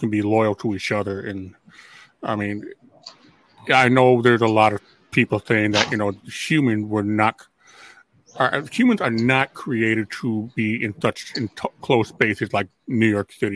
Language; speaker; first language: English; native; English